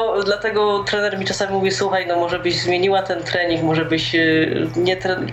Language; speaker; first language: Polish; native; Polish